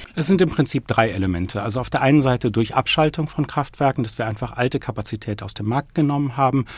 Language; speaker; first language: German; native; German